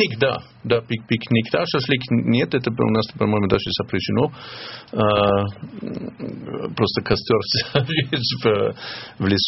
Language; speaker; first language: Russian; non-native, fluent; German